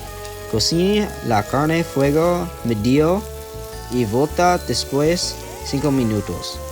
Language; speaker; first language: Spanish; non-native, learner; English